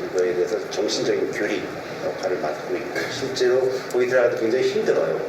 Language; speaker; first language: Korean; native; Korean